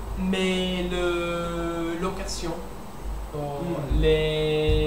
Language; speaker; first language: French; non-native, learner; English